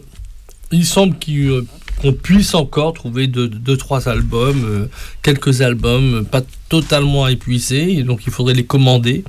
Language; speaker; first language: French; native; French